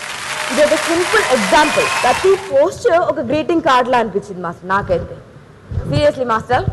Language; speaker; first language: Telugu; native; Telugu